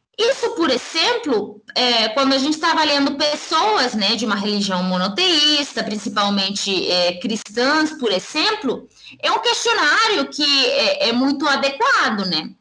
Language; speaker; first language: Portuguese; early bilingual, heritage; Spanish